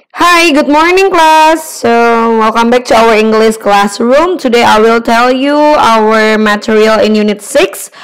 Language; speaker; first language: English; non-native, fluent; Indonesian